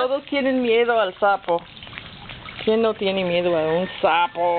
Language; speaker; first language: Spanish; non-native, fluent; English